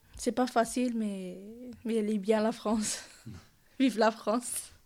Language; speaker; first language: French; non-native, learner; Arabic